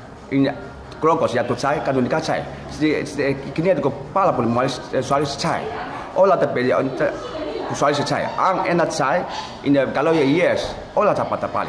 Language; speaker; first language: Greek; non-native, learner; Chinese